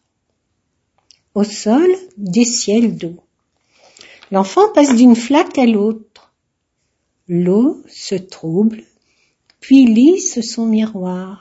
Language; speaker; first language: French; native; French